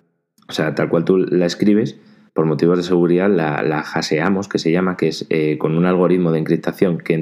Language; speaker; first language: Spanish; native; Spanish